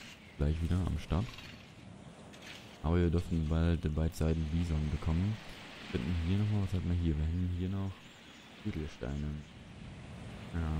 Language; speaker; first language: German; native; German